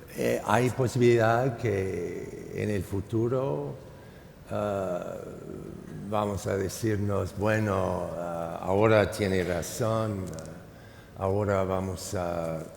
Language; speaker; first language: Spanish; non-native, fluent; English